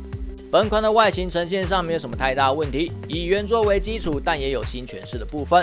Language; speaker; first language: Chinese; native; Chinese